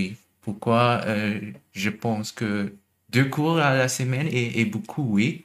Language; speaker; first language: French; non-native, learner; German